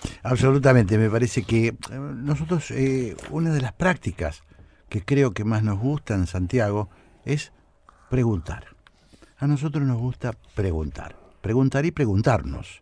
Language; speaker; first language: Spanish; native; Spanish